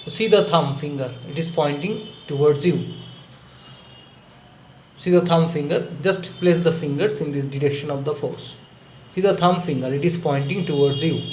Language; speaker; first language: English; non-native, local second language; Bangla